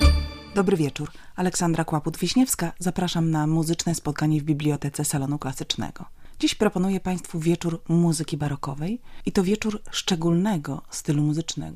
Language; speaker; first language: Polish; native; Polish